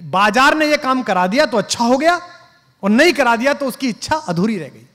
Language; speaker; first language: Hindi; native; Hindi